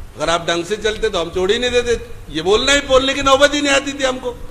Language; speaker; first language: Hindi; non-native, local second language; Marathi